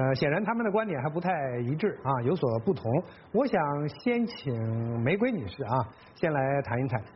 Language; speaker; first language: Chinese; native; Chinese